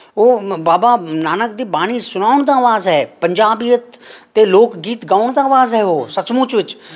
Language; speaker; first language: Punjabi; non-native, fluent; Kannada